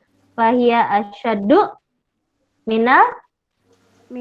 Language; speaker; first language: Arabic; non-native, fluent; Indonesian